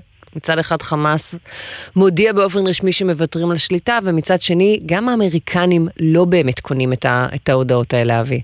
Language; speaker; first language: Hebrew; native; Hebrew